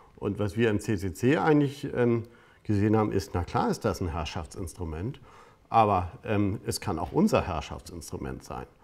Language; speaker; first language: German; native; German